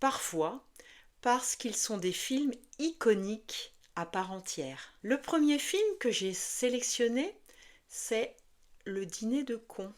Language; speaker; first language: French; native; French